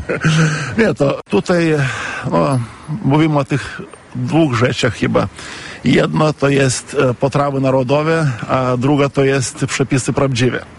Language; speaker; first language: Polish; non-native, fluent; Lithuanian